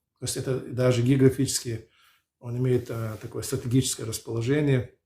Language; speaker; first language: Russian; non-native, local second language; Chechen